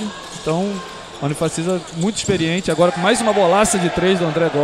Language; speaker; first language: Portuguese; native; Portuguese